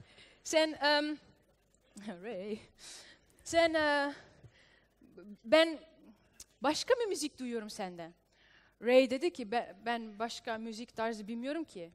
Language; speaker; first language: Turkish; early bilingual, heritage; Turkish